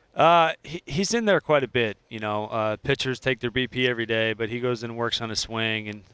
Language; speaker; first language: English; native; English